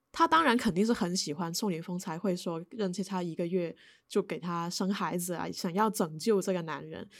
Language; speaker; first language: Chinese; native; Chinese